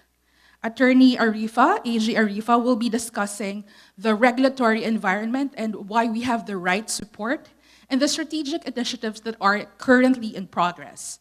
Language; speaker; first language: English; non-native, local second language; Filipino